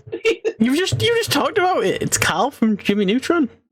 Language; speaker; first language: English; native; English